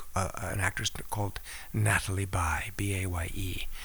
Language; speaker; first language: English; native; English